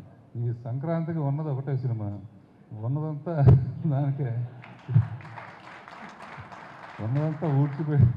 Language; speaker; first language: Telugu; native; Telugu